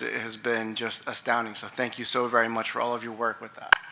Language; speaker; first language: English; native; English